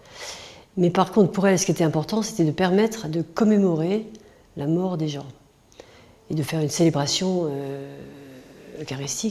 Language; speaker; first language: French; native; French